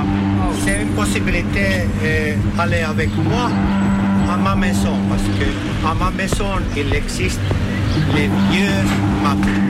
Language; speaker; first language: French; non-native, learner; Finnish